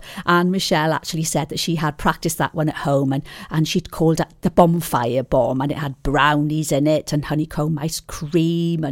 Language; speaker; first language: English; native; English